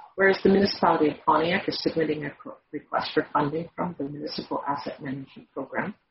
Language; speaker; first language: English; native; English